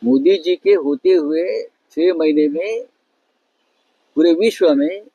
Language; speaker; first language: Hindi; non-native, local second language; Marathi